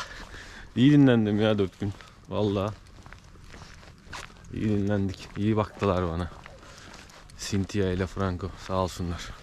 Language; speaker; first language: Turkish; native; Turkish